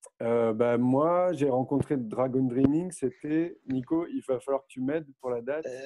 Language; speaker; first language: French; native; French